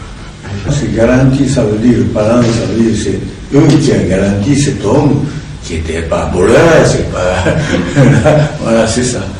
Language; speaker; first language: French; non-native, learner; Japanese